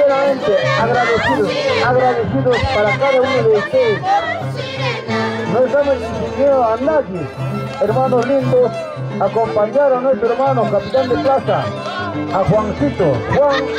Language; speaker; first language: Spanish; native; Spanish